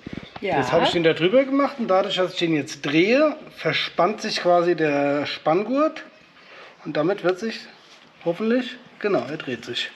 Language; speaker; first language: German; native; German